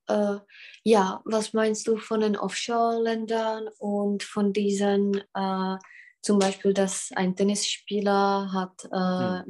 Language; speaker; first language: German; non-native, fluent; Czech